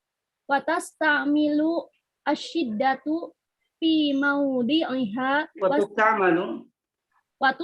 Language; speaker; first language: Arabic; non-native, fluent; Indonesian